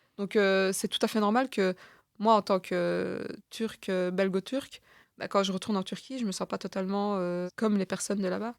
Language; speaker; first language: French; early bilingual, other home language; Turkish